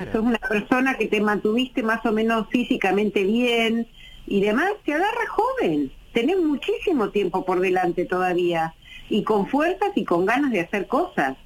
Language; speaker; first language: Spanish; native; Spanish